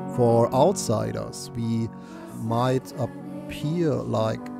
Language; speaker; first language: English; non-native, fluent; German